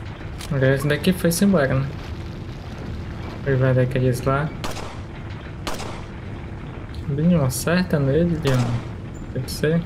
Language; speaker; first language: Portuguese; native; Portuguese